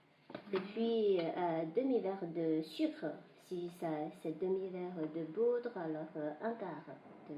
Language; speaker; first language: French; non-native, fluent; Chinese